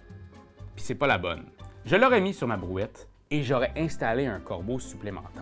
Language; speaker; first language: French; native; French